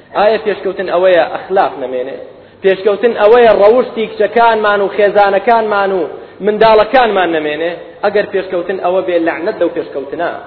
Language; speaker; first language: Central Kurdish; native; Central Kurdish